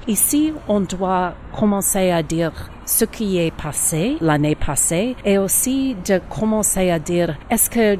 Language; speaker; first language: French; non-native, learner; English